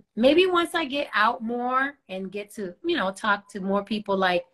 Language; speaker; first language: English; early bilingual, other home language; Spanish